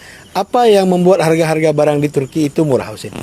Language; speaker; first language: Indonesian; native; Indonesian